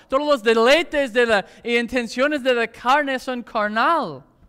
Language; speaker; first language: Spanish; non-native, fluent; English